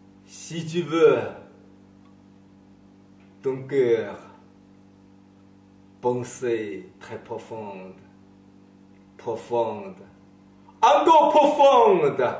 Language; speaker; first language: French; non-native, learner; Chinese